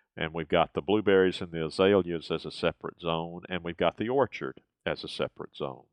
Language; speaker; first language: English; native; English